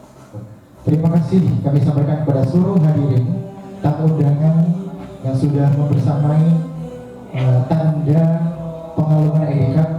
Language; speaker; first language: Indonesian; native; Indonesian